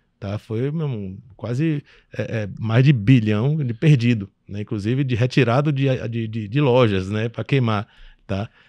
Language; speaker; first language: Portuguese; early bilingual, other home language; French